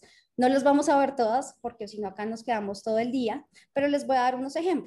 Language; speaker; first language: Spanish; native; Spanish